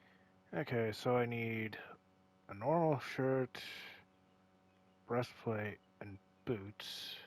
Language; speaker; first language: English; native; English